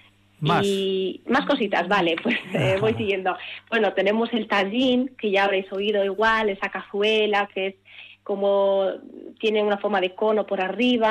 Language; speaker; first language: Spanish; early bilingual, other home language; Arabic